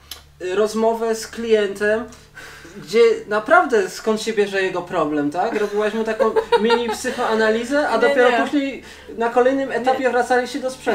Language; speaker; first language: Polish; native; Polish